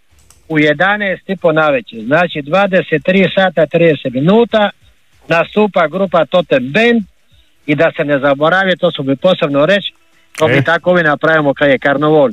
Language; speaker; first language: Serbian; native; Serbian